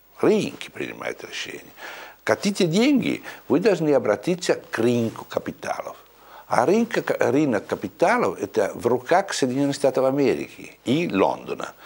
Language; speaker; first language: Russian; non-native, fluent; Italian